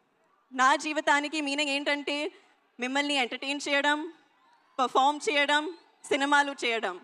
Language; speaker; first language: Telugu; non-native, learner; Hindi